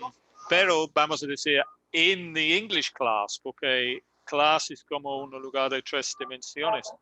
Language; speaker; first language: Spanish; non-native, learner; English